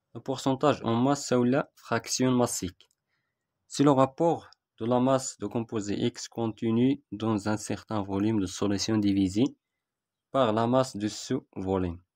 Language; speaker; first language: French; non-native, local second language; Arabic